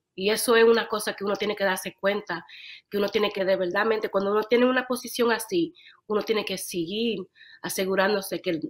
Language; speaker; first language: Spanish; early bilingual, heritage; Spanish